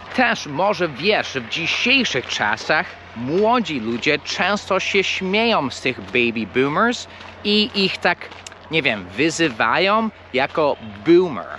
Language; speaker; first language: Polish; non-native, fluent; English